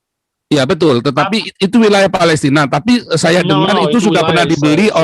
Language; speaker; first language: Indonesian; native; Indonesian